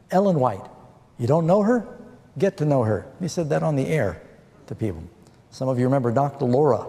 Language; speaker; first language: English; native; English